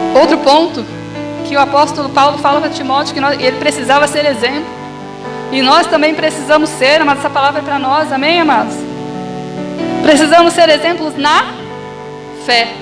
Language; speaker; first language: Portuguese; native; Portuguese